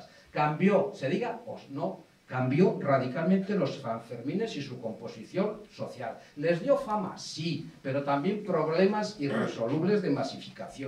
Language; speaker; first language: Spanish; native; Spanish